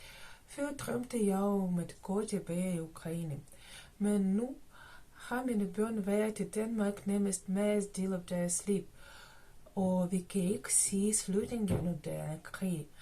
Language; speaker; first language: Danish; non-native, learner; Ukrainian